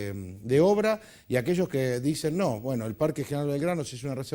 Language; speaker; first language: Spanish; native; Spanish